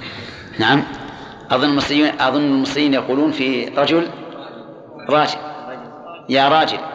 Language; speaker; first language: Arabic; native; Arabic